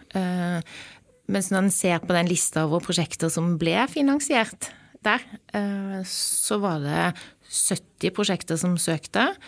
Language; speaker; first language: Norwegian; native; Norwegian